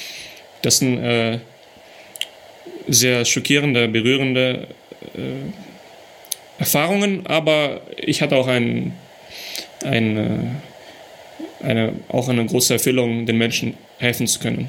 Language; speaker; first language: German; early bilingual, other home language; Russian